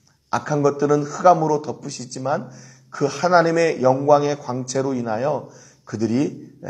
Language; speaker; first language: Korean; native; Korean